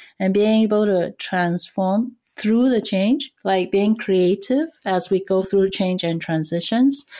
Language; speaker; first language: English; non-native, fluent; Cantonese